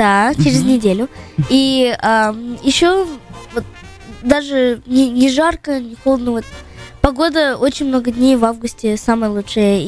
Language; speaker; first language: Russian; early bilingual, heritage; Russian